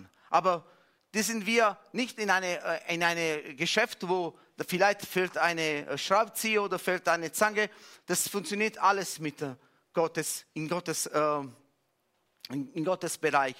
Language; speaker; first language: German; non-native, fluent; Italian